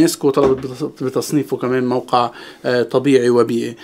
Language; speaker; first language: Arabic; native; Arabic